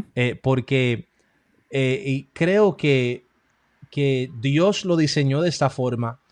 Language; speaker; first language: Spanish; early bilingual, heritage; Spanish